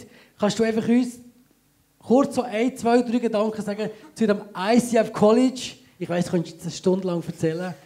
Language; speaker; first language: German; native; German